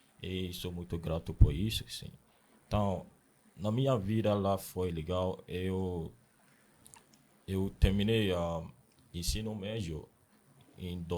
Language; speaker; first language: Portuguese; non-native, learner; Akan